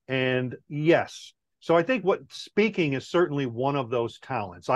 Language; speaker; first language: English; native; English